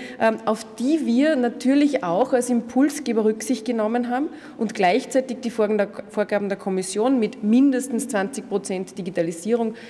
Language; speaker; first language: German; native; German